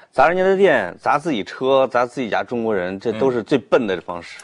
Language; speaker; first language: Chinese; native; Chinese